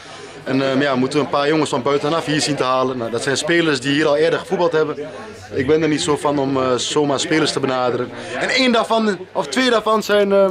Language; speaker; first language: Dutch; native; Dutch